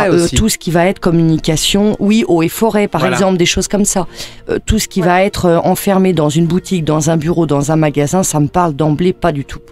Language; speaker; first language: French; native; French